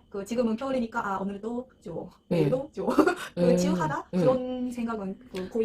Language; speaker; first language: Korean; non-native, learner; Japanese